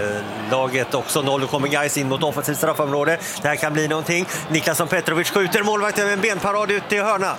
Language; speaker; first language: Swedish; native; Swedish